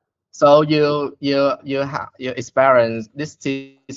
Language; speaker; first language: English; non-native, learner; Vietnamese